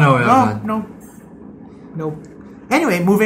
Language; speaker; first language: English; non-native, local second language; Filipino